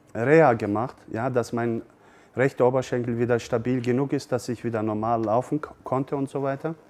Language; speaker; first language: German; early bilingual, other home language; Turkish